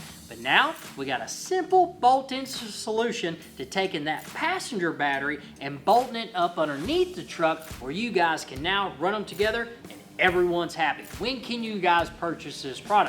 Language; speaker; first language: English; native; English